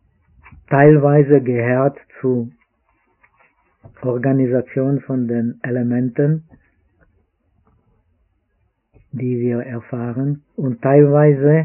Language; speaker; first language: German; non-native, fluent; Czech